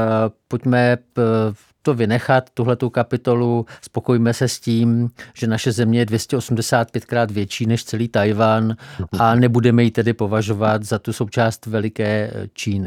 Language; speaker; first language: Czech; native; Czech